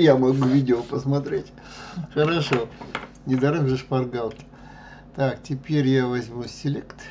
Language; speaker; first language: Russian; native; Russian